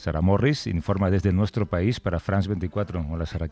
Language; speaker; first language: Spanish; native; Spanish